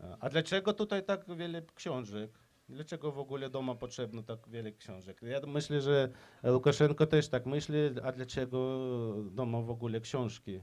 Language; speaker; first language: Polish; non-native, fluent; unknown